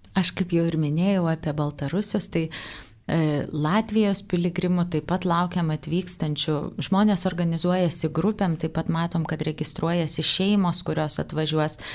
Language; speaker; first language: Lithuanian; native; Lithuanian